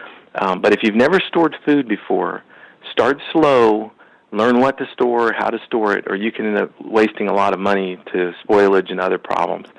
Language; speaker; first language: English; native; English